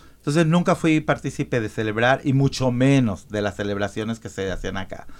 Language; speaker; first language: Spanish; native; Spanish